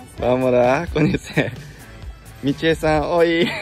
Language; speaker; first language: Portuguese; non-native, learner; Japanese